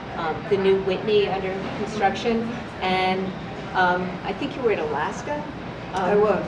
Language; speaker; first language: English; native; English